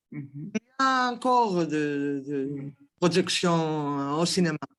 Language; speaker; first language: French; non-native, learner; Greek